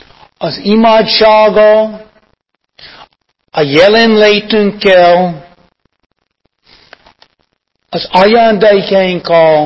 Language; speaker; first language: Hungarian; non-native, fluent; English